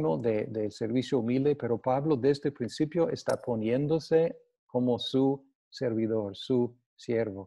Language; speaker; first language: Spanish; non-native, fluent; English